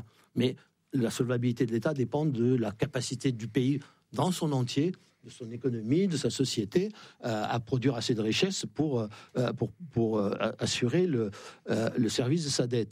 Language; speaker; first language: French; native; French